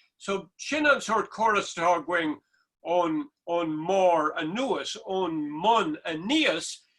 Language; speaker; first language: Irish; non-native, local second language; English